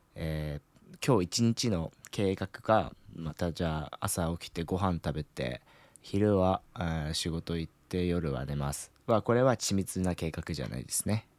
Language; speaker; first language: Japanese; native; Japanese